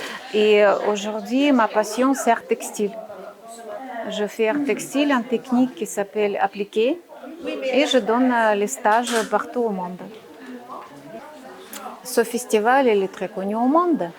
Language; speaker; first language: French; non-native, learner; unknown